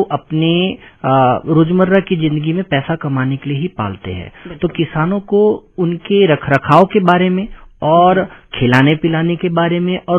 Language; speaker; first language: Hindi; native; Hindi